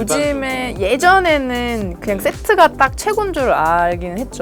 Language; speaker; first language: Korean; native; Korean